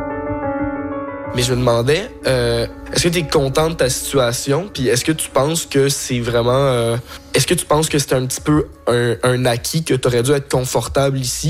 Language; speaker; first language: French; native; French